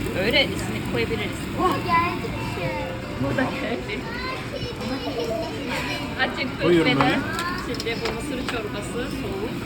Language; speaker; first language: Turkish; non-native, learner; Japanese